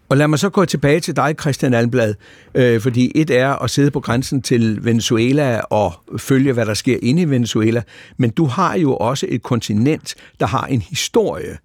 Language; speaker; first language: Danish; native; Danish